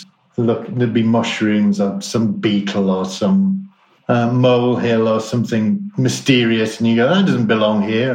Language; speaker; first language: English; native; English